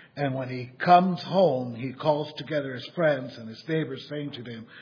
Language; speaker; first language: English; native; English